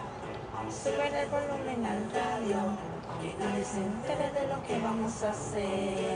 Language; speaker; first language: Spanish; native; Spanish